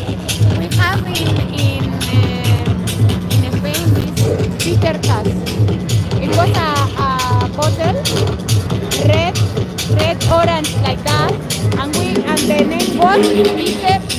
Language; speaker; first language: English; non-native, fluent; Spanish